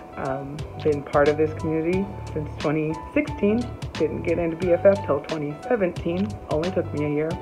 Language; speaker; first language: English; native; English